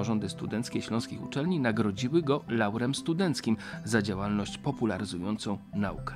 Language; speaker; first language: Polish; native; Polish